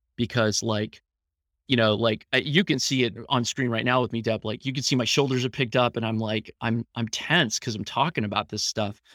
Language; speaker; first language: English; native; English